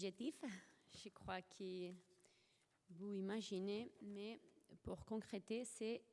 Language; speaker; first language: French; non-native, fluent; Spanish